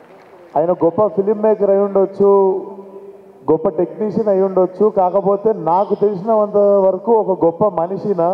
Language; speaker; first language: Telugu; native; Telugu